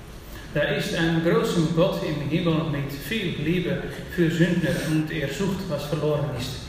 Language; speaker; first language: German; non-native, fluent; Dutch